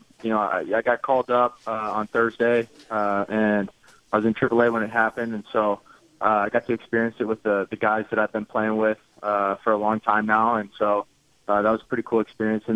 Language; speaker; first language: English; native; English